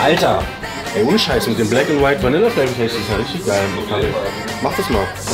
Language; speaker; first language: German; native; German